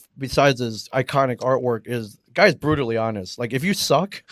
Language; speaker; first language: English; native; English